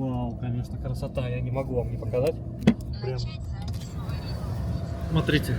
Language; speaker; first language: Russian; native; Russian